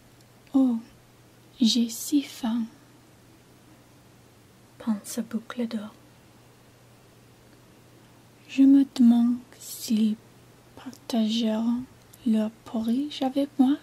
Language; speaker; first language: French; non-native, learner; English